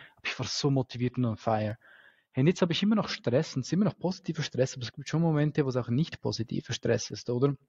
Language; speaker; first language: German; native; German